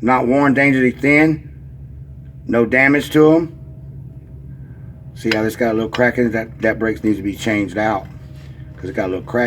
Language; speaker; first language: English; native; English